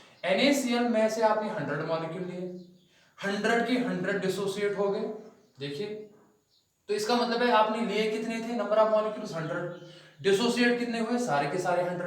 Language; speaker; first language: Hindi; non-native, local second language; Kashmiri